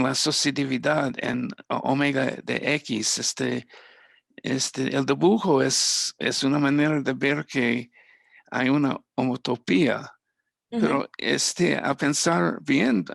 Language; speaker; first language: Spanish; non-native, fluent; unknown